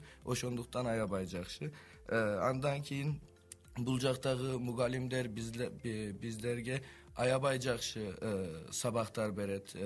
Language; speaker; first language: Kyrgyz; non-native, learner; Turkish